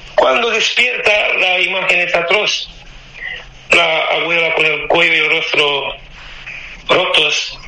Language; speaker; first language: Spanish; non-native, fluent; Romanian